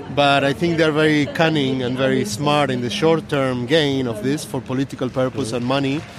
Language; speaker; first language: English; non-native, fluent; Spanish